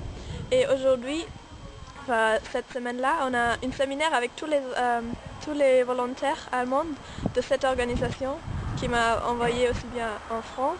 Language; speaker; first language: French; non-native, fluent; German